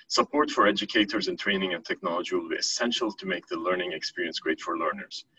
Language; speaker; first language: English; non-native, fluent; Arabic